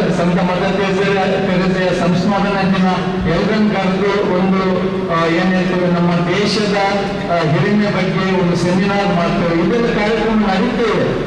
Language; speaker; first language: Kannada; non-native, local second language; Konkani